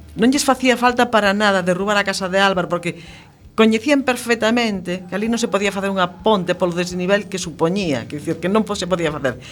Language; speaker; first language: Galician; native; Galician